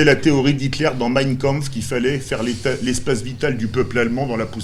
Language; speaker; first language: French; native; French